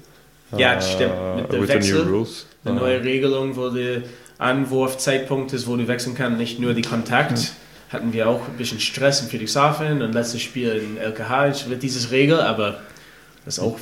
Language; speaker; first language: German; non-native, fluent; English